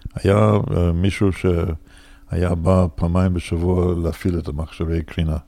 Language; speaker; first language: Hebrew; non-native, fluent; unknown